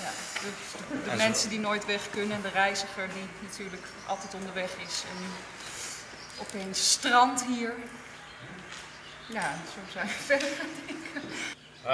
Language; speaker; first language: Dutch; native; Dutch